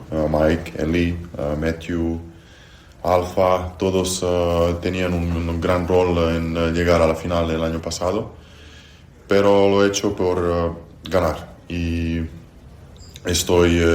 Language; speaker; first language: Spanish; non-native, fluent; Serbian